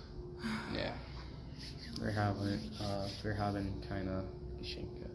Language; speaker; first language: German; non-native, learner; English